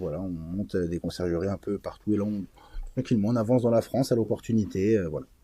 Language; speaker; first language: French; native; French